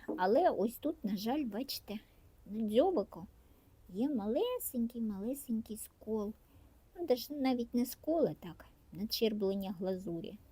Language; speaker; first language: Ukrainian; non-native, local second language; Russian